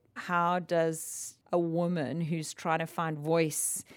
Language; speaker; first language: English; native; English